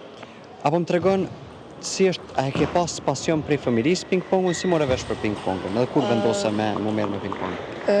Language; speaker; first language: Albanian; native; Albanian